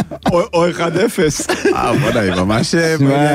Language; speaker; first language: Hebrew; native; Hebrew